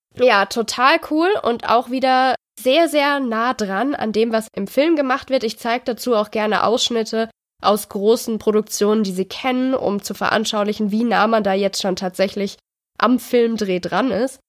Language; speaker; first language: German; native; German